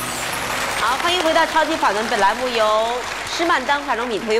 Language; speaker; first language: Chinese; native; Chinese